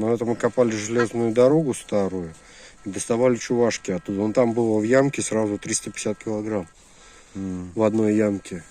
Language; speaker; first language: Russian; native; Russian